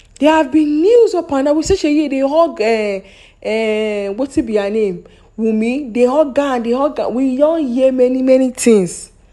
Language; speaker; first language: Nigerian Pidgin; non-native, local second language; Yoruba